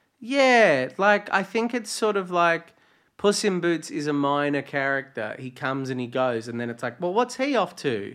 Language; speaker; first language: English; native; English